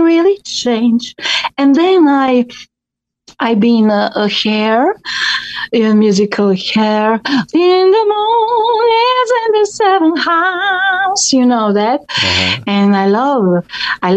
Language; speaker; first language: English; non-native, learner; Croatian